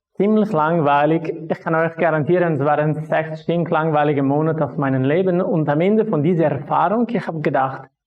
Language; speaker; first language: German; non-native, local second language; Italian